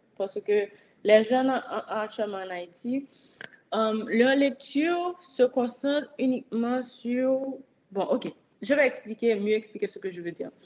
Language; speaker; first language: French; native; French